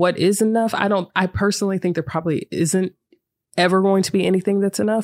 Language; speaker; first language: English; native; English